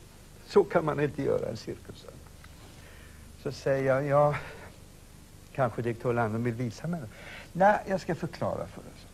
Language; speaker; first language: Swedish; native; Swedish